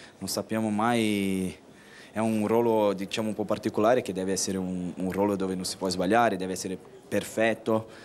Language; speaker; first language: Italian; non-native, fluent; Portuguese